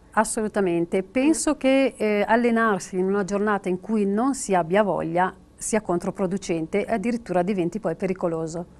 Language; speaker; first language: Italian; native; Italian